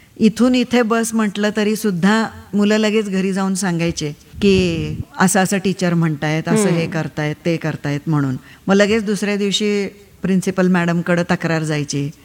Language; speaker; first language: Marathi; non-native, local second language; Kannada